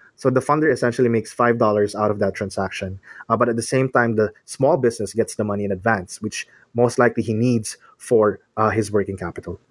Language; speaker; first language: English; non-native, local second language; Filipino